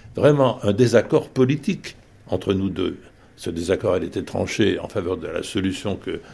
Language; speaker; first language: French; native; French